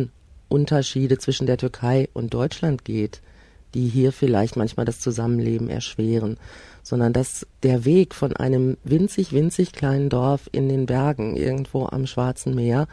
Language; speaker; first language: German; native; German